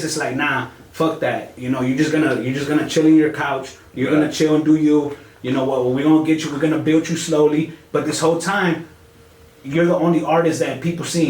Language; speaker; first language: English; native; English